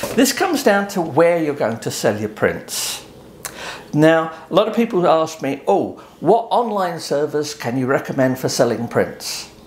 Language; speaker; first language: English; native; English